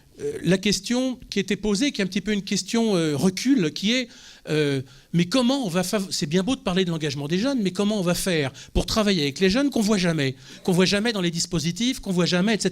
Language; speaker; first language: French; native; French